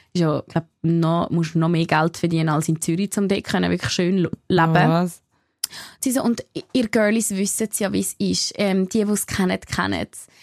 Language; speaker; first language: Swiss German; native; Swiss German